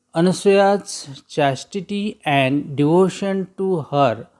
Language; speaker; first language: English; non-native, local second language; Marathi